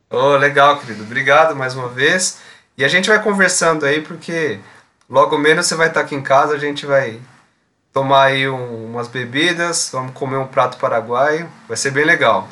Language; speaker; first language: Portuguese; native; Portuguese